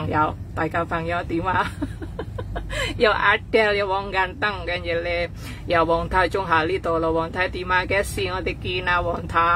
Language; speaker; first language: Cantonese; non-native, fluent; Indonesian